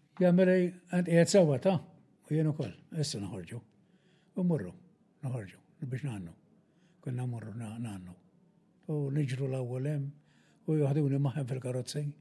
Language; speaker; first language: Maltese; native; Maltese